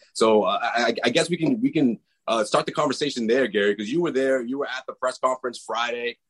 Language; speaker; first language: English; native; English